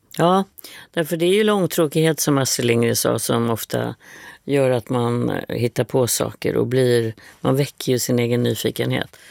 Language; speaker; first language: Swedish; native; Swedish